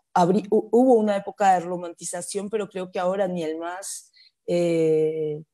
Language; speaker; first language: Spanish; native; Spanish